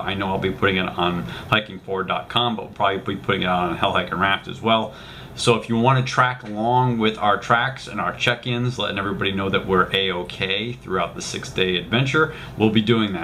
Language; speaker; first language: English; native; English